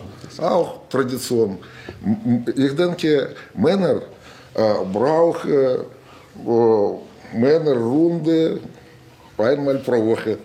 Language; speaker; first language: German; non-native, learner; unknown